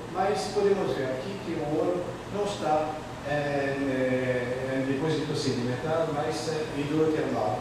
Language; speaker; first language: Portuguese; non-native, fluent; French